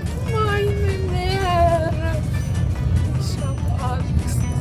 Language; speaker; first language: German; non-native, learner; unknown